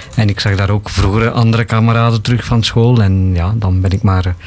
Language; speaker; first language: Dutch; non-native, fluent; Bangla